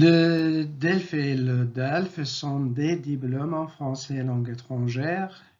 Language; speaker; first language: French; non-native, fluent; Arabic